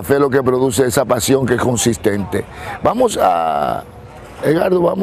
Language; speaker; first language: Spanish; native; Spanish